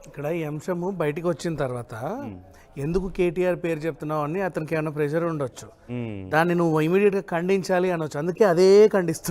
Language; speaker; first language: Telugu; native; Telugu